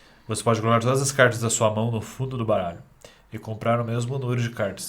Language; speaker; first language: Portuguese; native; Portuguese